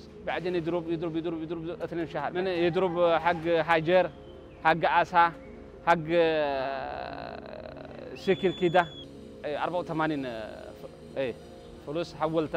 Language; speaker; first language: Arabic; non-native, learner; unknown